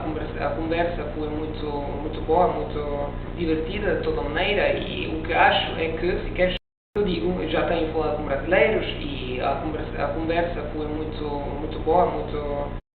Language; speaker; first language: Portuguese; non-native, learner; Italian